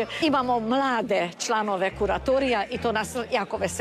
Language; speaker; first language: Serbian; early bilingual, heritage; Croatian